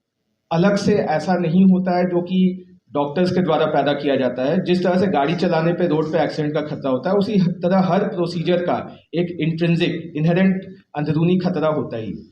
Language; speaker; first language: Hindi; native; Hindi